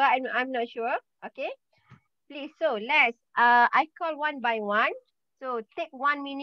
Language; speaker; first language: English; non-native, learner; Malay